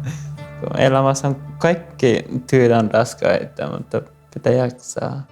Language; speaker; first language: Finnish; non-native, learner; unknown